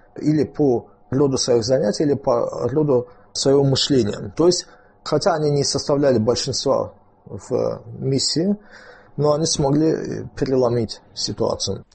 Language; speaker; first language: Russian; non-native, local second language; Azerbaijani